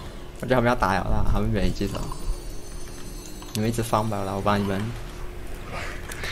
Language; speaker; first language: Chinese; native; Chinese